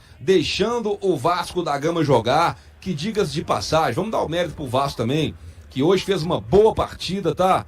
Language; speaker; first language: Portuguese; native; Portuguese